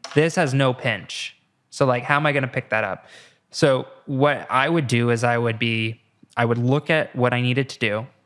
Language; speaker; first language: English; native; English